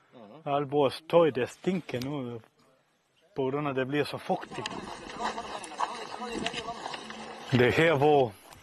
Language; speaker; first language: Danish; non-native, fluent; Spanish